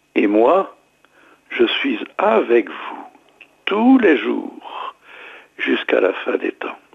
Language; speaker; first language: French; native; French